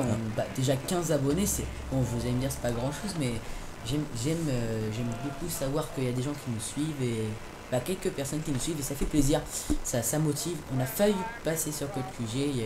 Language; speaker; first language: French; native; French